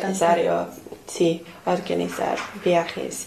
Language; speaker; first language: Spanish; non-native, fluent; English